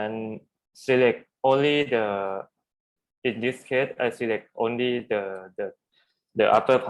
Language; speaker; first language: English; non-native, learner; Thai